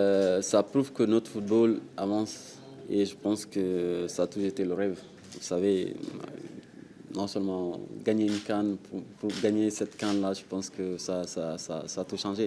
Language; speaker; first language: French; non-native, local second language; Wolof